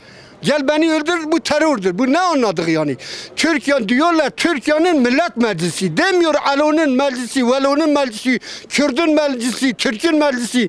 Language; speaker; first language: Turkish; non-native, local second language; Kurdish